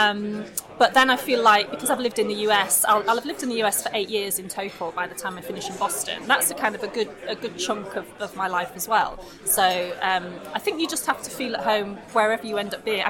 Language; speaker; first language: English; native; English